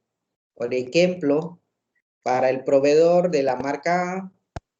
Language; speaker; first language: Spanish; native; Spanish